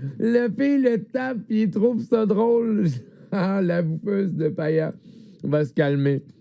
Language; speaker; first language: French; native; French